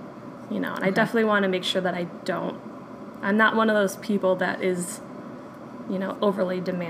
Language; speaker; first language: English; native; English